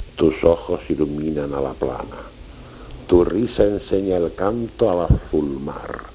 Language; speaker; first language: Spanish; non-native, local second language; Catalan